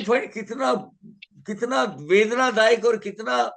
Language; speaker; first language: Hindi; native; Hindi